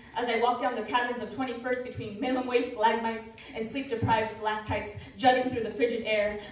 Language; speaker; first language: English; early bilingual, other home language; Spanish